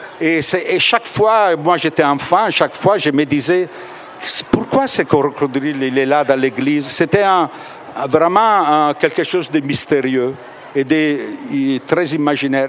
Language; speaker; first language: French; non-native, fluent; Italian